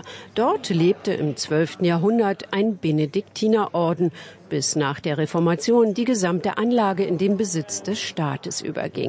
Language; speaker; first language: German; native; German